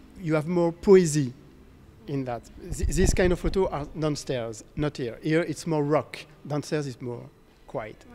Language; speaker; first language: English; non-native, fluent; French